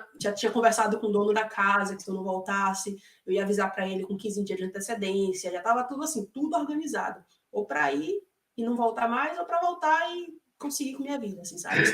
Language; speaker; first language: Portuguese; native; Portuguese